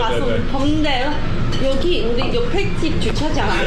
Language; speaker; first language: Korean; non-native, learner; Chinese